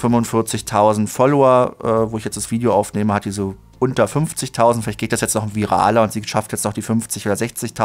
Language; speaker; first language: German; native; German